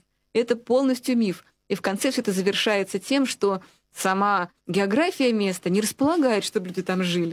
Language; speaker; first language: Russian; native; Russian